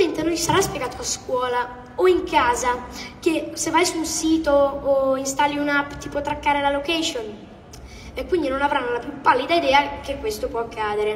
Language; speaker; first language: Italian; early bilingual, heritage; English